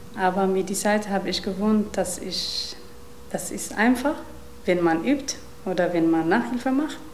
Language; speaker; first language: German; non-native, learner; Tigrinya